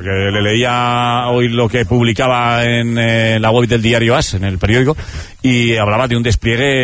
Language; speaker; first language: Spanish; native; Spanish